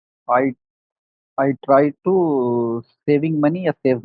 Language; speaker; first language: English; non-native, learner; Hindi